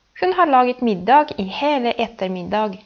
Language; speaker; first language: Norwegian; non-native, fluent; Polish